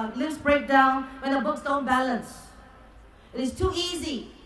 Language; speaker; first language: English; non-native, local second language; Chinese